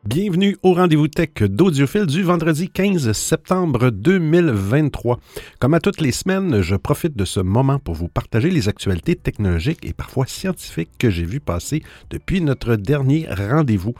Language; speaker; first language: French; native; French